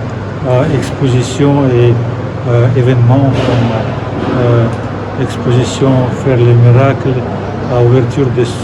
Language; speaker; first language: French; non-native, fluent; Russian